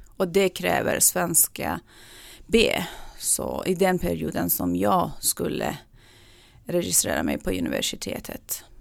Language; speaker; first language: Swedish; non-native, fluent; Persian